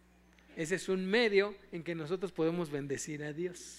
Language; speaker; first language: Spanish; native; Spanish